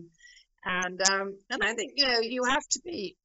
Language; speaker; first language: English; native; English